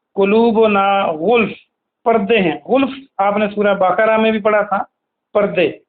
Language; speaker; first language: Urdu; non-native, local second language; Punjabi